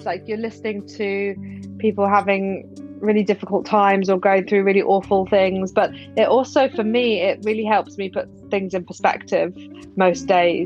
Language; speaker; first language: English; native; English